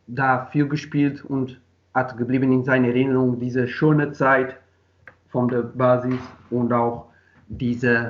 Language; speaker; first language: German; non-native, learner; Portuguese